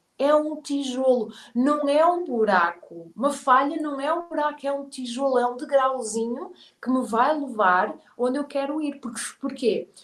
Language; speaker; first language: Portuguese; native; Portuguese